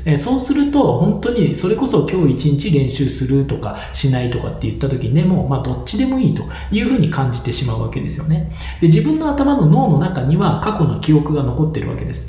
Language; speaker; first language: Japanese; native; Japanese